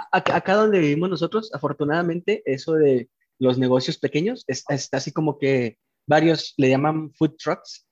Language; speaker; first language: Spanish; native; Spanish